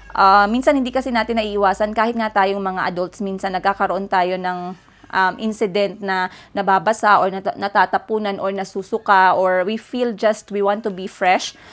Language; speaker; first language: Filipino; native; Filipino